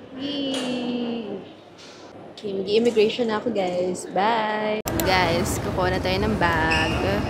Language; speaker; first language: Filipino; native; Filipino